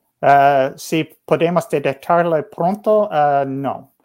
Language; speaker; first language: Spanish; non-native, learner; English